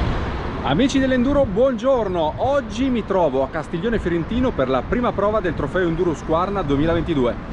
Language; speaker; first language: Italian; native; Italian